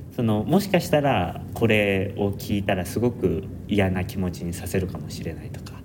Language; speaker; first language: Japanese; native; Japanese